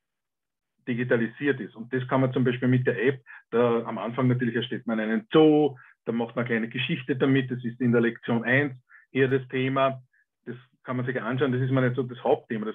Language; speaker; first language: German; native; German